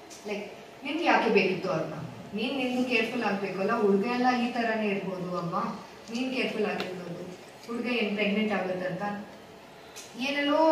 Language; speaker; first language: Kannada; non-native, local second language; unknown